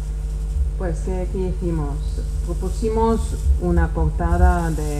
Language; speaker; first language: Spanish; non-native, fluent; Czech